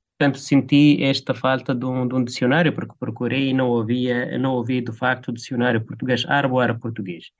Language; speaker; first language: Portuguese; non-native, fluent; Arabic